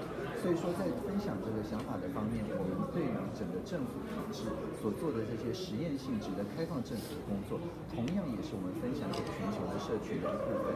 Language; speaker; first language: Chinese; native; Chinese